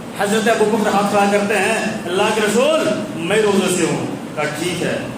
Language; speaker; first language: Urdu; native; Urdu